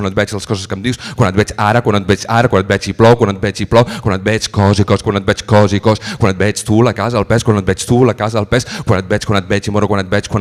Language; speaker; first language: Catalan; native; Catalan